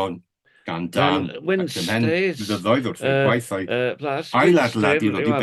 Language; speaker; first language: Welsh; native; Welsh